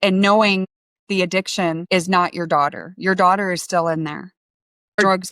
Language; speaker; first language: English; native; English